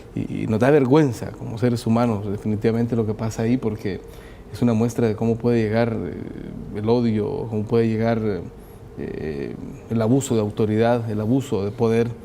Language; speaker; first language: Spanish; native; Spanish